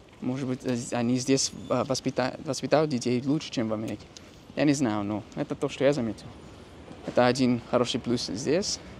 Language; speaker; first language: Russian; non-native, fluent; English